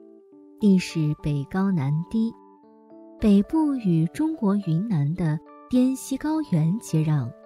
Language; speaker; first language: Chinese; native; Chinese